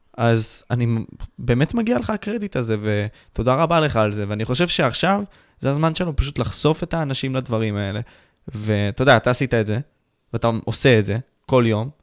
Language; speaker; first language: Hebrew; native; Hebrew